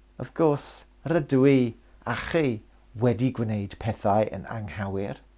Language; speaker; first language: Welsh; non-native, local second language; English